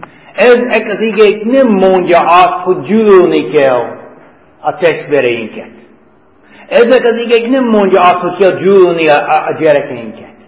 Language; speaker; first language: Hungarian; non-native, learner; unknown